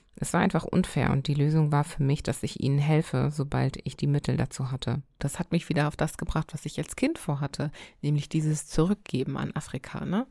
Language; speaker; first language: German; early bilingual, other home language; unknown